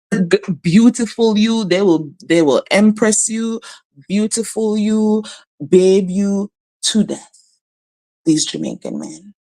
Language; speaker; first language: English; native; English